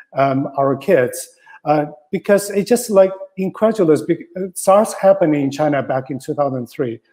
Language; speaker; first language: English; non-native, fluent; Chinese